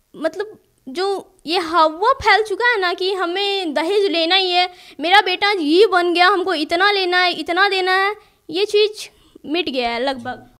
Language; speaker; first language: Hindi; native; Hindi